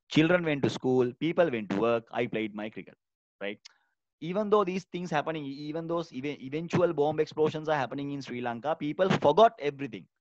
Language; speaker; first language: English; non-native, local second language; Sinhala